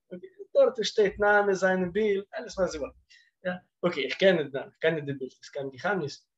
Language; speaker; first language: German; non-native, fluent; Russian